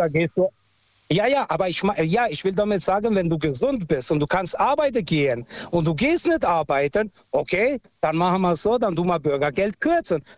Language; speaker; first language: German; non-native, local second language; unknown